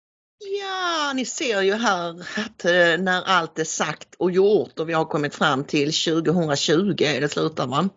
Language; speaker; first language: Swedish; native; Swedish